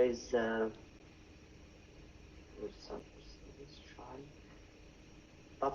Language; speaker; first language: English; non-native, learner; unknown